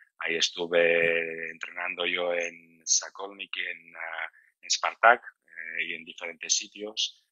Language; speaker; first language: Spanish; non-native, fluent; Georgian